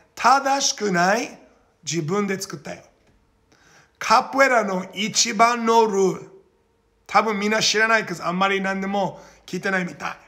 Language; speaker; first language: Japanese; non-native, learner; Portuguese